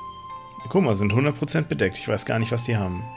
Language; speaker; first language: German; native; German